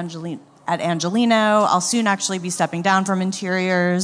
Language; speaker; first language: English; native; English